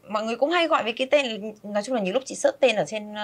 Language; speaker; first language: Vietnamese; early bilingual, other home language; Spanish